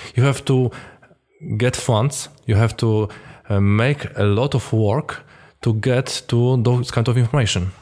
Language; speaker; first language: English; non-native, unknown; Polish